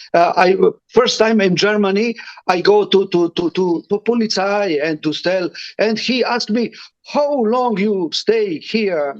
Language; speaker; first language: English; non-native, learner; Romany